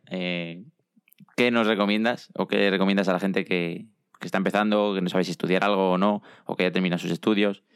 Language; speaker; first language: Spanish; native; Spanish